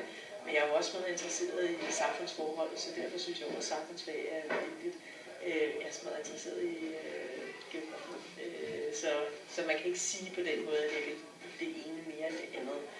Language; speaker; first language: Danish; native; Danish